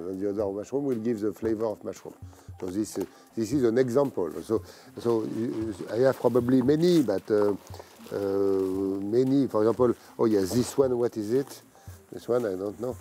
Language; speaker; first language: English; non-native, fluent; French